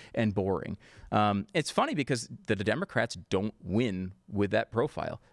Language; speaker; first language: English; native; English